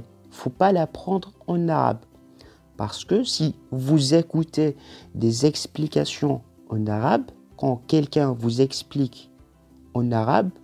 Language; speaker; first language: French; non-native, local second language; Arabic